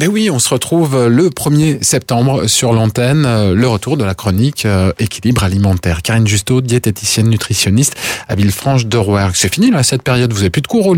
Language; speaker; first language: French; native; French